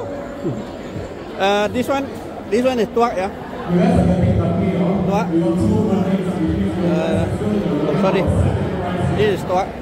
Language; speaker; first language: English; non-native, local second language; Malay